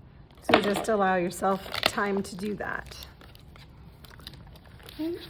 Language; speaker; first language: English; native; English